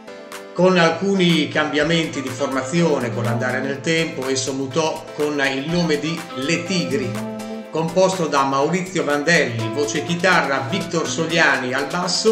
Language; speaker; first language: Italian; native; Italian